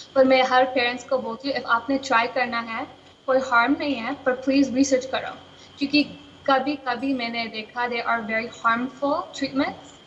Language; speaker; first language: Hindi; early bilingual, heritage; Hindi